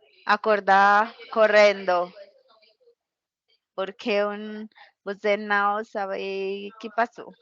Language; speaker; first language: Portuguese; non-native, learner; Spanish